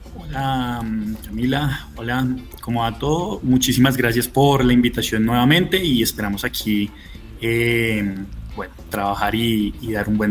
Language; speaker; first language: Spanish; native; Spanish